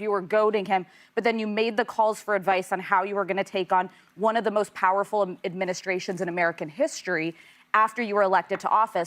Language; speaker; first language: English; native; English